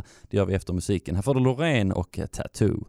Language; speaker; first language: Swedish; native; Swedish